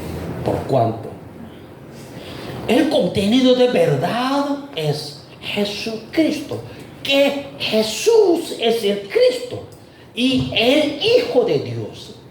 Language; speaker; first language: Spanish; non-native, fluent; Korean